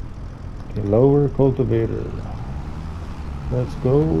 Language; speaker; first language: English; native; English